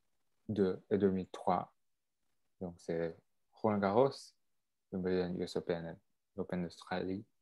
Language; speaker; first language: French; non-native, local second language; English